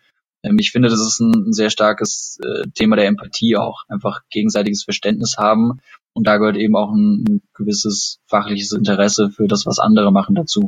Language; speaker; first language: German; native; German